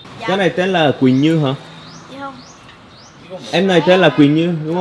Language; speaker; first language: Vietnamese; non-native, fluent; Korean